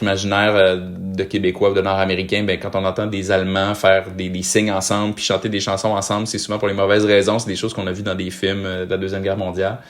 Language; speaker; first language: French; native; French